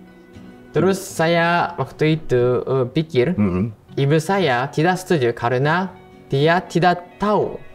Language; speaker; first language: Indonesian; non-native, fluent; Japanese